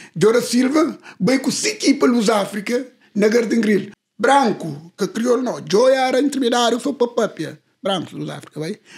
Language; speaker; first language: Portuguese; non-native, local second language; Kabuverdianu